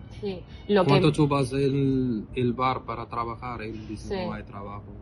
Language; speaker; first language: Spanish; non-native, learner; Arabic